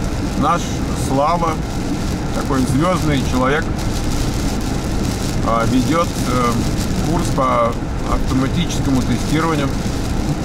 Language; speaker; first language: Russian; native; Russian